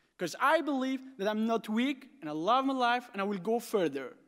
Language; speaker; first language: English; non-native, fluent; Arabic